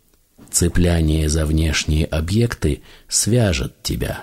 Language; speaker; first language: Russian; native; Russian